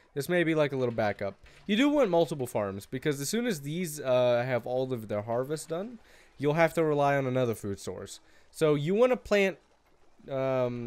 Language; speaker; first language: English; native; English